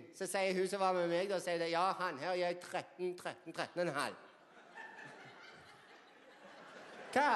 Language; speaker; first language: Norwegian; native; Norwegian